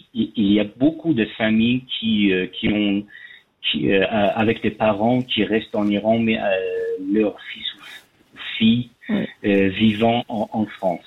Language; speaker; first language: French; non-native, fluent; Persian